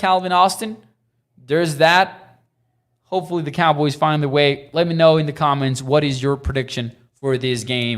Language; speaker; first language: English; native; English